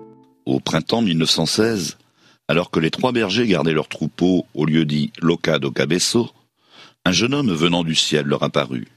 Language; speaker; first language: French; native; French